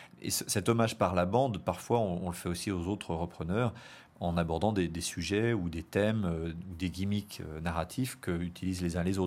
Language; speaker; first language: French; native; French